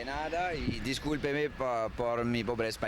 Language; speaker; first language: Spanish; non-native, learner; French